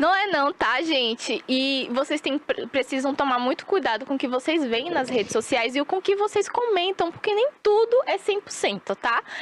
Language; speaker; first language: Portuguese; native; Portuguese